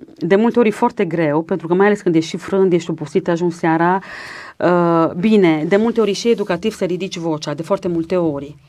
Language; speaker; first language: Romanian; native; Romanian